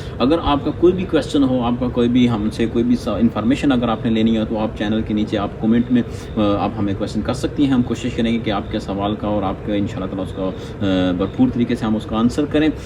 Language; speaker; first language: Urdu; native; Urdu